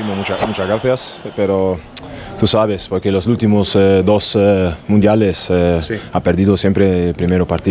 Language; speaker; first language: Spanish; non-native, learner; German